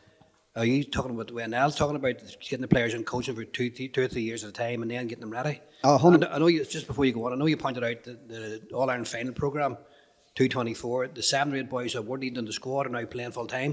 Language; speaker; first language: English; native; English